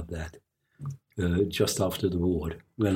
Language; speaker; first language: English; non-native, fluent; Hungarian